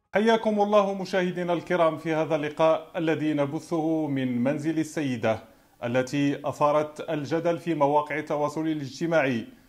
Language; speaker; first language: Arabic; native; Arabic